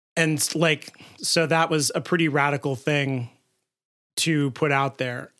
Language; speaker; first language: English; native; English